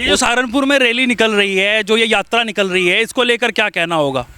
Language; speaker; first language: Hindi; native; Hindi